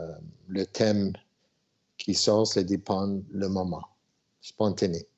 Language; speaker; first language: French; non-native, local second language; English